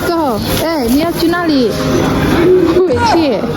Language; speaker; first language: Chinese; non-native, fluent; Indonesian